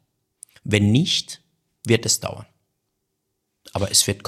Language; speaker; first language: German; non-native, fluent; Persian